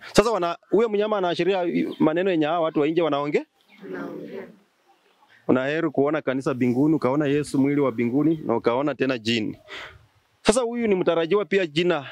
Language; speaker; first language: Swahili; non-native, local second language; Luyia